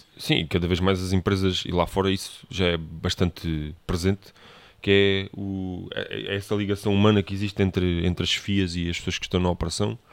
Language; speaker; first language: Portuguese; native; Portuguese